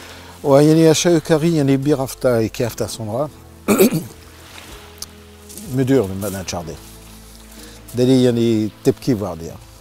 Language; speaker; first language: Turkish; non-native, learner; French